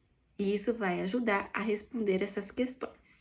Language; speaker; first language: Portuguese; native; Portuguese